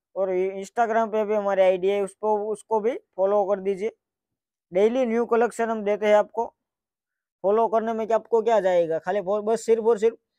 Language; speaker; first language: Hindi; non-native, local second language; Gujarati